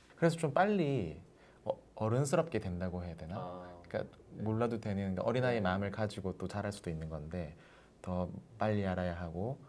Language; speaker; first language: Korean; native; Korean